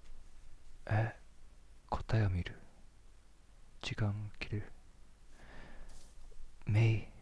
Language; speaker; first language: Japanese; native; Japanese